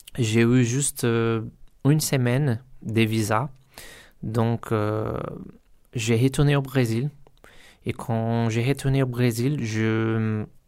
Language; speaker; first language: French; non-native, learner; Portuguese